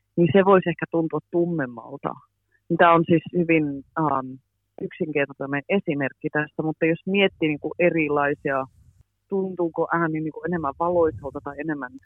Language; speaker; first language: Finnish; early bilingual, heritage; English